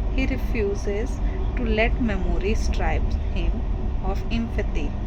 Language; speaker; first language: English; non-native, local second language; Hindi